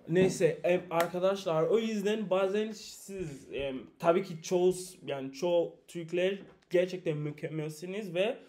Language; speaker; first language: Turkish; non-native, learner; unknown